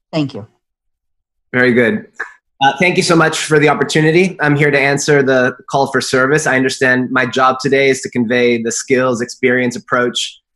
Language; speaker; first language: English; native; English